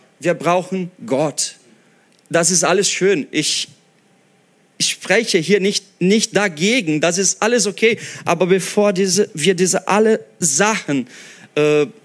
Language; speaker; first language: German; non-native, fluent; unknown